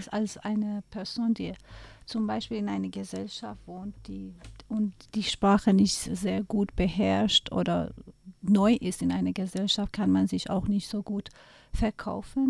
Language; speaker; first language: German; non-native, fluent; Persian